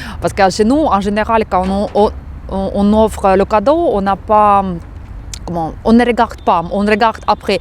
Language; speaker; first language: French; non-native, fluent; Ukrainian